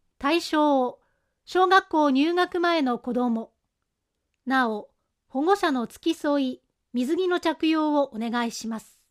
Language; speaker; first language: Japanese; native; Japanese